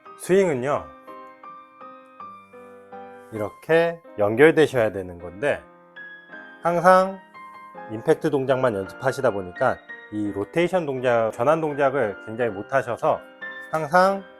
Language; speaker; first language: Korean; native; Korean